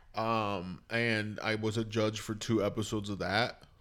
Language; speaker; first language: English; native; English